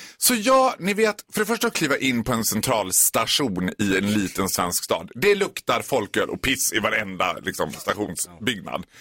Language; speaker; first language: Swedish; native; Swedish